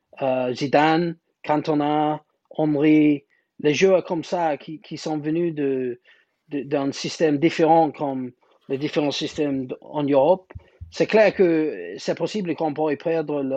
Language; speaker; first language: French; non-native, learner; English